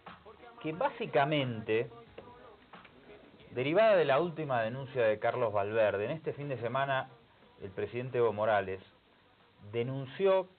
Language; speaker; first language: Spanish; native; Spanish